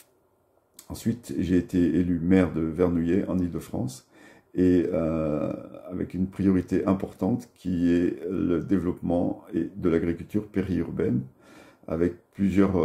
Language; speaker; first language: French; native; French